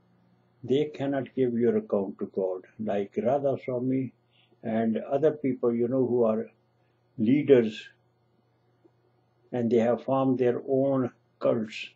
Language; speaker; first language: English; non-native, local second language; Punjabi